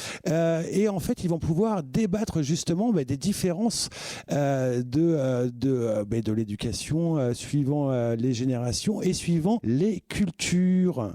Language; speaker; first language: French; native; French